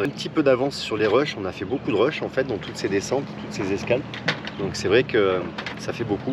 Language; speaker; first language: French; native; French